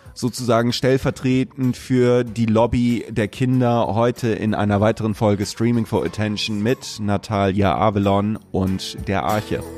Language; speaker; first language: German; native; German